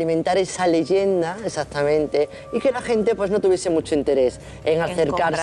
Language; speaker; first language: Spanish; native; Spanish